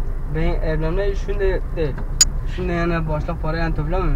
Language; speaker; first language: Turkish; non-native, learner; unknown